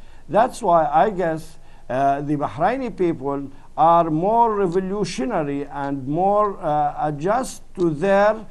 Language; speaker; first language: English; non-native, fluent; Arabic